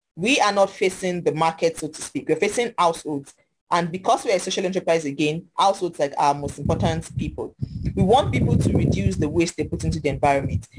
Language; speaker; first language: English; non-native, local second language; Yoruba